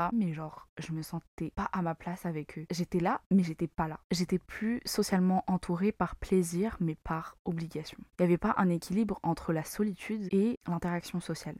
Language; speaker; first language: French; non-native, local second language; Malagasy